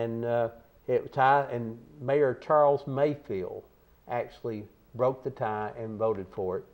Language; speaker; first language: English; native; English